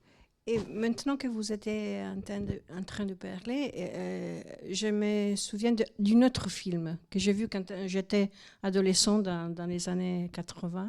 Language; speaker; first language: French; non-native, fluent; Italian